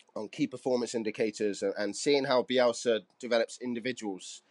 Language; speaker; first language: English; native; English